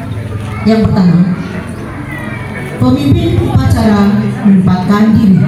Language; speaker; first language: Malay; non-native, local second language; Javanese